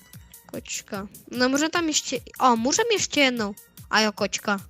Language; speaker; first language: Czech; early bilingual, other home language; Russian